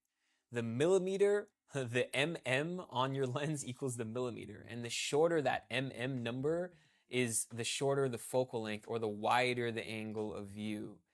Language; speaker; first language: English; native; English